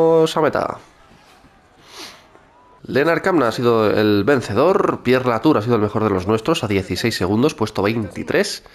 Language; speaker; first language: Spanish; native; Spanish